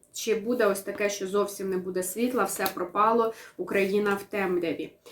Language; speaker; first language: Ukrainian; non-native, local second language; Russian